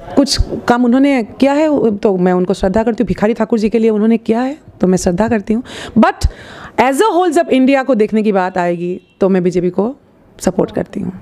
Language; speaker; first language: Hindi; non-native, local second language; Assamese